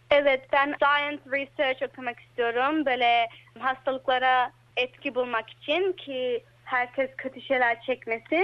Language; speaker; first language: Turkish; early bilingual, heritage; Turkish